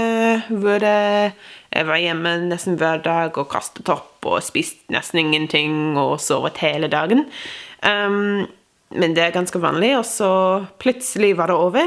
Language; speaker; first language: Norwegian; non-native, fluent; English